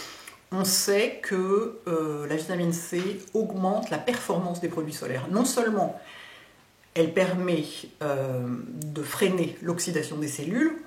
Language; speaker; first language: French; native; French